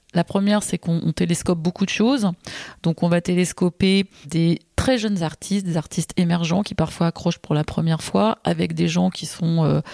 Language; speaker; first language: French; native; French